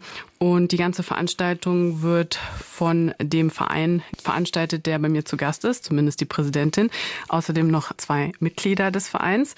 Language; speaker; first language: German; native; German